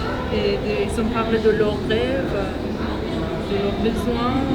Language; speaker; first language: French; non-native, fluent; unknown